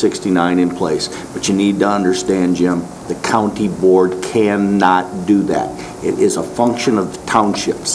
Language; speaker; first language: English; native; English